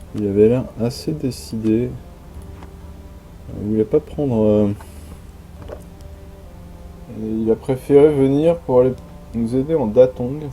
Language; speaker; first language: French; native; French